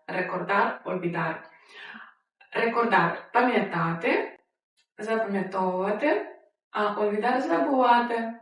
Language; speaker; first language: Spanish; non-native, fluent; Ukrainian